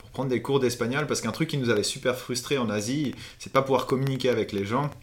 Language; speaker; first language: French; native; French